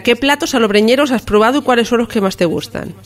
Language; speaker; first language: Spanish; native; Spanish